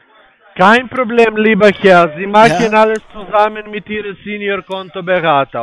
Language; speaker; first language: German; non-native, learner; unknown